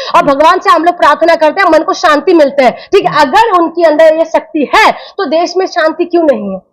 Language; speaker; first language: Hindi; non-native, local second language; Assamese